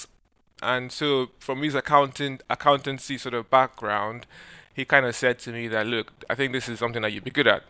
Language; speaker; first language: English; non-native, local second language; Yoruba